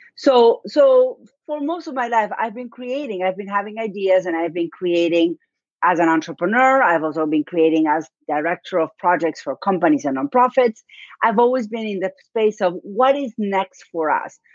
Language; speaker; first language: English; non-native, fluent; Spanish